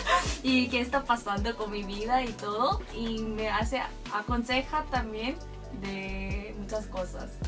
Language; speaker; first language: Spanish; non-native, fluent; Korean